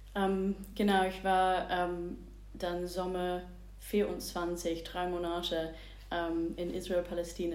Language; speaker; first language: German; non-native, fluent; English